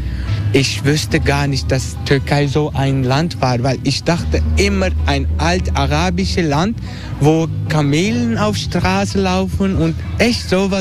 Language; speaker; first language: German; non-native, learner; Turkish